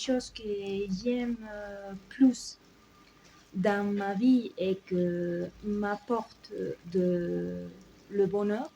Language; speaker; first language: French; non-native, learner; Spanish